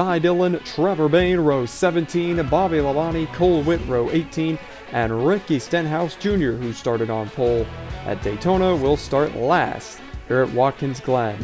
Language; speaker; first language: English; native; English